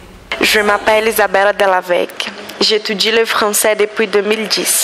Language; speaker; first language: French; non-native, learner; Portuguese